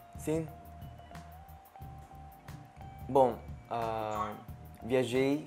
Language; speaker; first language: Portuguese; non-native, learner; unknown